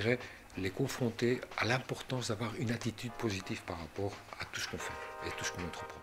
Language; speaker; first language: French; native; French